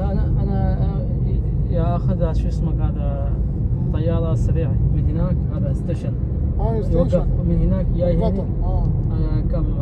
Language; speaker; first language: Arabic; non-native, learner; Bangla